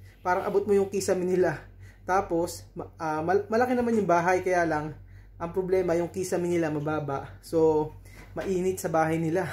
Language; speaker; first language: Filipino; native; Filipino